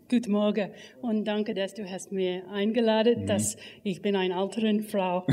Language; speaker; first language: German; non-native, learner; English